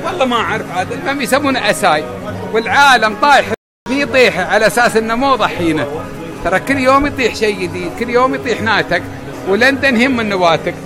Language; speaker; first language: Arabic; native; Arabic